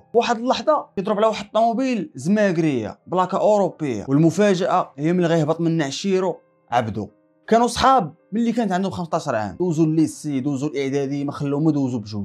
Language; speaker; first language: Arabic; native; Arabic